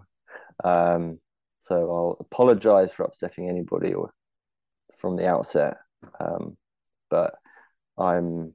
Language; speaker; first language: English; native; English